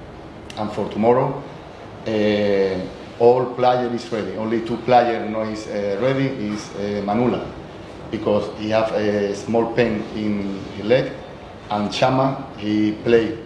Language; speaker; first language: English; non-native, learner; Spanish